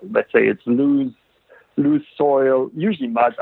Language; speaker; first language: English; non-native, fluent; German